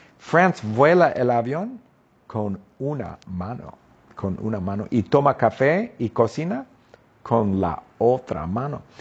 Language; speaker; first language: Spanish; non-native, fluent; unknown